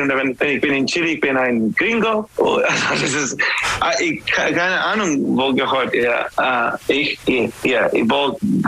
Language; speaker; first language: German; non-native, fluent; English